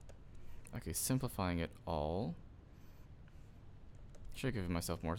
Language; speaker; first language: English; native; English